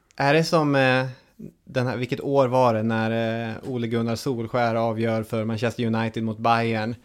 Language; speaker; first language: Swedish; native; Swedish